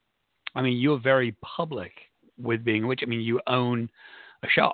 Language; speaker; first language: English; native; English